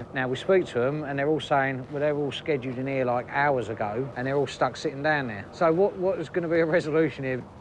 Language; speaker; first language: English; native; English